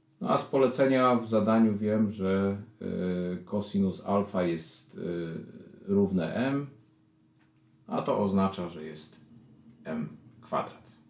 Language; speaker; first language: Polish; native; Polish